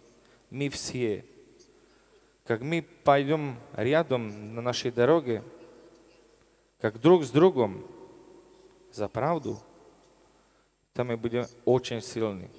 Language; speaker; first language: Russian; non-native, learner; Slovak